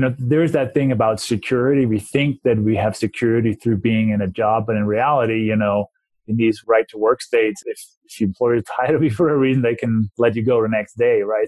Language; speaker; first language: English; non-native, fluent; Danish